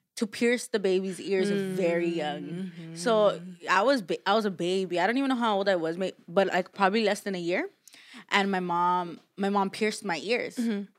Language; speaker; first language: English; early bilingual, other home language; Spanish